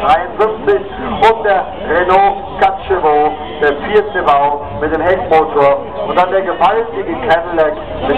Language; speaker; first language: German; native; German